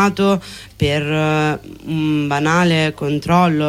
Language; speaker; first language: Italian; native; Italian